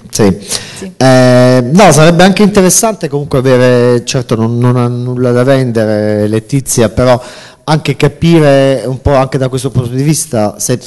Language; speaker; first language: Italian; native; Italian